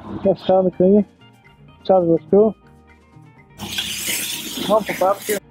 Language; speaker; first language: Danish; non-native, learner; Swahili